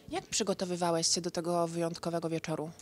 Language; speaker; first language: Polish; native; Polish